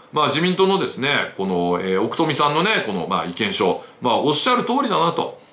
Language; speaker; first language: Japanese; native; Japanese